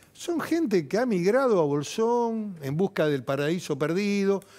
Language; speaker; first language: Spanish; native; Spanish